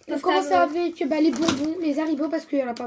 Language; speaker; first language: French; native; French